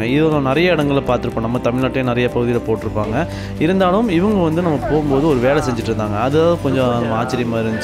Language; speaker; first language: Tamil; native; Tamil